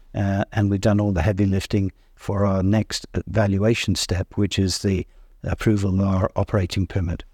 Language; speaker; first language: English; native; English